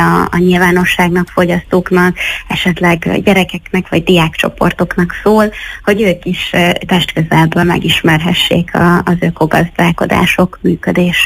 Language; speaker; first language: Hungarian; native; Hungarian